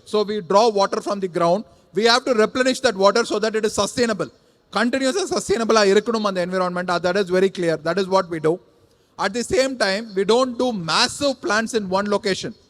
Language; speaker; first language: English; non-native, local second language; Tamil